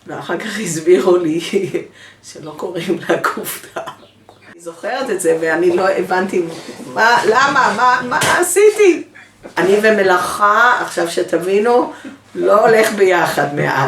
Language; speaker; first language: Hebrew; early bilingual, other home language; English